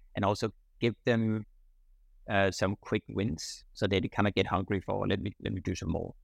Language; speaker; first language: English; non-native, fluent; Danish